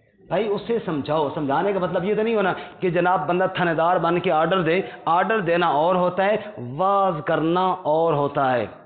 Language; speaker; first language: Urdu; non-native, local second language; Punjabi